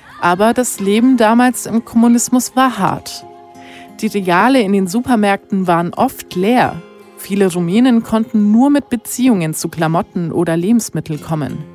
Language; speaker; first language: German; early bilingual, other home language; Romanian